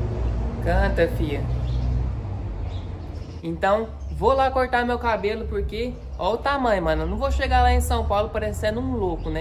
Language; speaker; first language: Portuguese; native; Portuguese